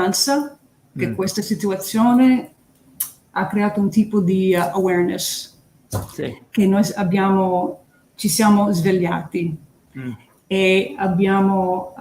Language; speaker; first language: Italian; early bilingual, heritage; English